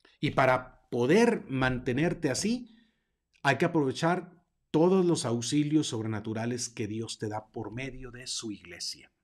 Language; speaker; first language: Spanish; native; Spanish